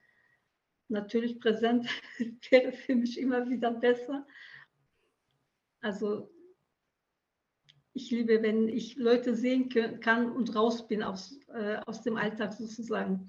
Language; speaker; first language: German; early bilingual, other home language; Turkish